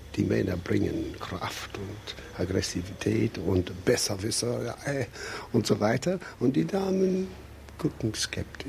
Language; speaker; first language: German; non-native, fluent; English